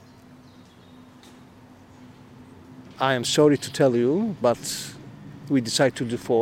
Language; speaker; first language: English; non-native, learner; Arabic